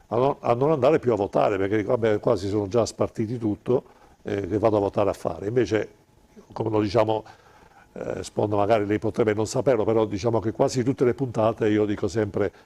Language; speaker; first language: Italian; native; Italian